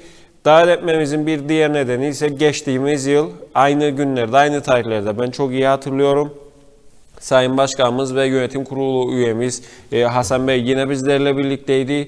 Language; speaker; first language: Turkish; native; Turkish